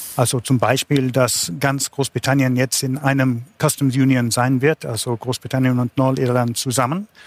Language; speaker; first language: German; non-native, fluent; English